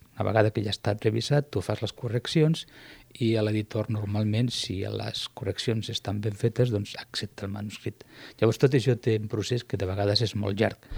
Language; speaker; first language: Catalan; non-native, local second language; Spanish